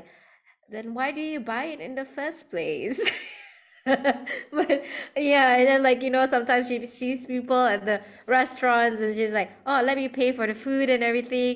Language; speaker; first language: English; non-native, local second language; Malay